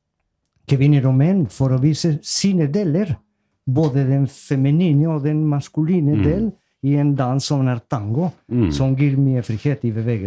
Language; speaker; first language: Norwegian; non-native, local second language; Spanish